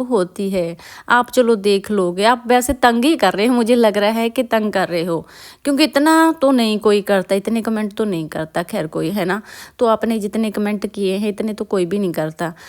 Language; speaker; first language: Hindi; non-native, local second language; Punjabi